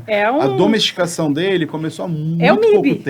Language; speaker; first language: Portuguese; native; Portuguese